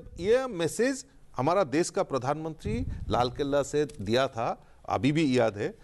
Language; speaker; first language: Hindi; non-native, local second language; Bangla